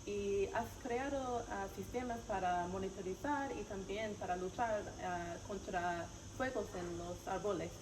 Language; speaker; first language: Spanish; non-native, learner; English